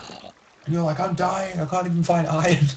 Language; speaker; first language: English; native; English